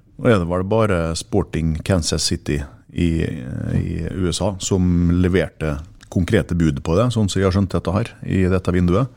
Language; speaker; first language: Norwegian; native; Norwegian